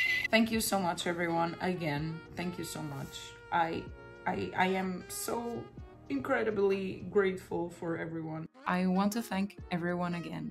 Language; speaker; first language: English; non-native, fluent; Portuguese